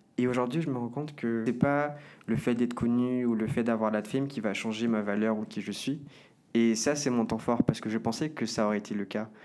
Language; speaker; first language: French; non-native, fluent; Portuguese